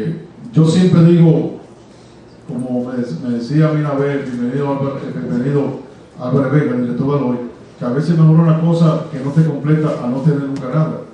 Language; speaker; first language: Spanish; native; Spanish